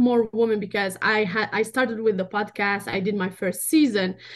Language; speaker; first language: English; non-native, fluent; Arabic